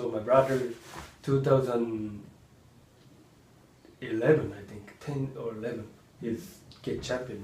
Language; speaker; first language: English; non-native, learner; Japanese